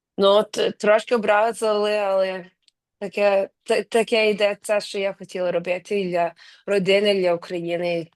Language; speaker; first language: Ukrainian; early bilingual, heritage; English